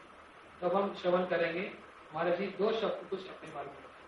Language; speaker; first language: Hindi; native; Hindi